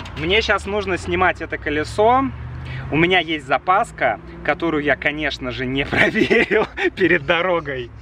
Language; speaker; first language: Russian; native; Russian